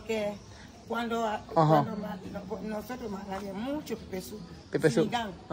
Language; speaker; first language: Spanish; non-native, local second language; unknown